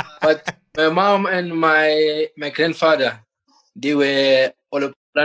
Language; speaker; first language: English; non-native, local second language; Southern Sotho